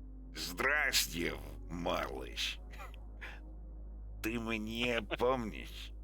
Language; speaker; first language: Russian; non-native, learner; English